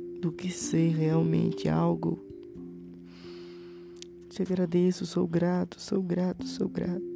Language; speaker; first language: Portuguese; native; Portuguese